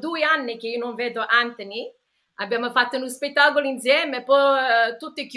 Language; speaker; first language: Italian; early bilingual, heritage; English